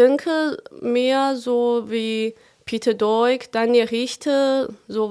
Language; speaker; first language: German; non-native, fluent; Chinese